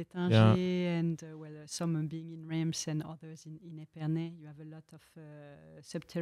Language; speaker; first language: English; non-native, fluent; French